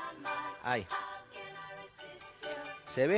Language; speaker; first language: Spanish; native; Spanish